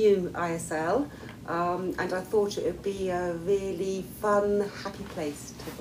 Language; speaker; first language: English; native; English